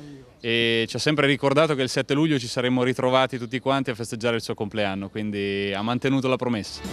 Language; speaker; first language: Italian; native; Italian